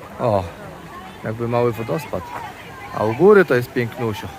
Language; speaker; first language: Polish; native; Polish